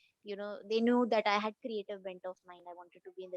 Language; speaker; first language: English; non-native, local second language; Hindi